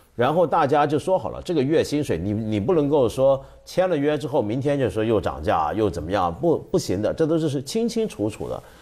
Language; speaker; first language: Chinese; native; Chinese